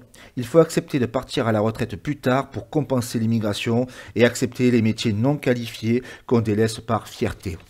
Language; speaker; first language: French; native; French